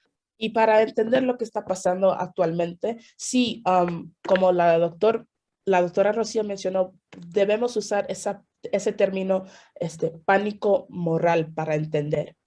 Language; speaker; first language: Spanish; non-native, fluent; English